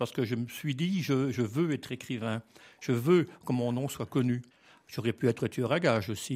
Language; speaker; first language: French; native; French